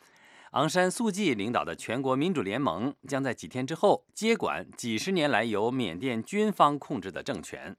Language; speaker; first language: Chinese; native; Chinese